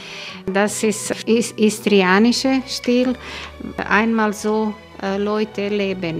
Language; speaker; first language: German; non-native, learner; Croatian